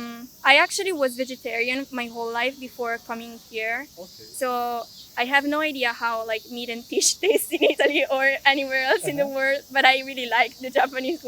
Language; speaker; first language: English; non-native, fluent; Italian